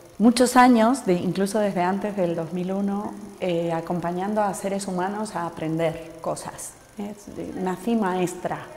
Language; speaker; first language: Spanish; native; Spanish